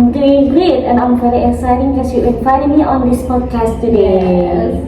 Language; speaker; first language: English; non-native, learner; Indonesian